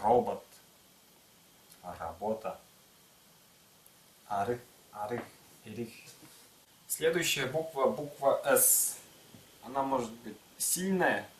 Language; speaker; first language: Russian; non-native, local second language; Tuvinian